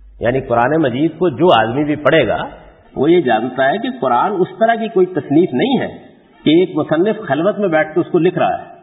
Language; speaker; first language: Urdu; non-native, local second language; Punjabi